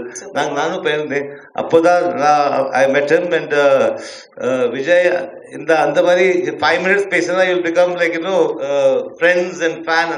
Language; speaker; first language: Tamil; early bilingual, heritage; Tamil